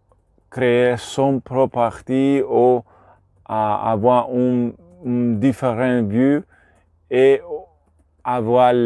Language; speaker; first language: French; non-native, learner; Spanish